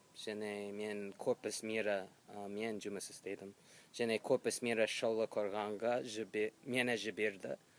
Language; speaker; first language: Kazakh; non-native, learner; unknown